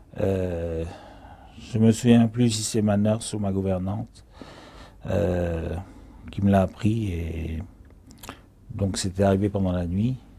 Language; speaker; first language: French; early bilingual, other home language; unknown